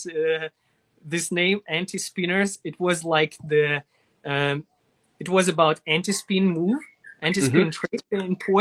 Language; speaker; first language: English; non-native, learner; Russian